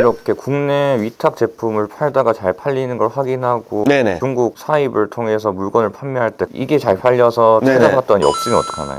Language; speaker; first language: Korean; native; Korean